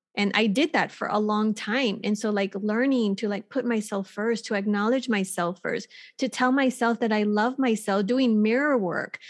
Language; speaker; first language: English; native; English